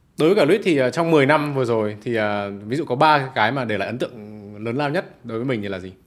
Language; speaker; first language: Vietnamese; native; Vietnamese